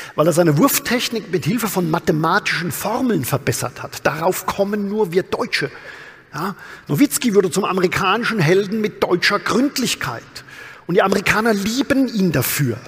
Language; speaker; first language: German; native; German